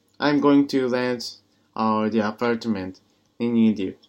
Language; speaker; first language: English; non-native, learner; Japanese